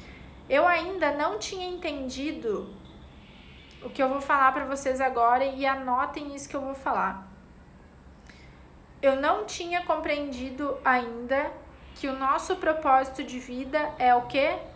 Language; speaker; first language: Portuguese; native; Portuguese